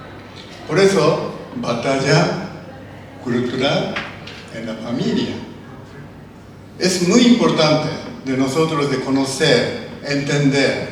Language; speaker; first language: Spanish; non-native, learner; Japanese